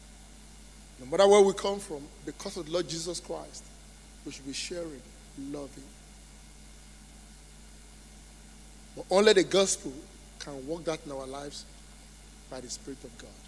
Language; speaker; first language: English; non-native, local second language; Yoruba